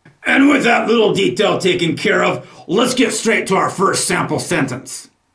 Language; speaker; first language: English; native; English